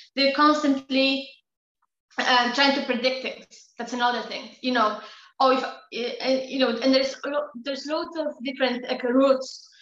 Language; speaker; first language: English; non-native, fluent; Polish